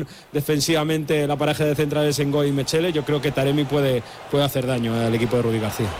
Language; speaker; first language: Spanish; native; Spanish